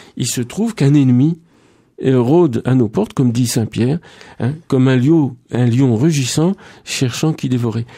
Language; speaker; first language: French; native; French